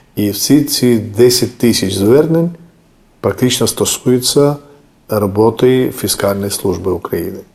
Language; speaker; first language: Ukrainian; non-native, fluent; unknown